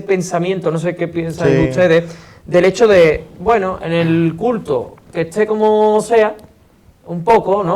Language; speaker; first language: Spanish; native; Spanish